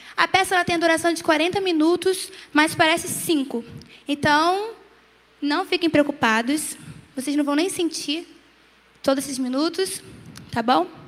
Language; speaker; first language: Portuguese; native; Portuguese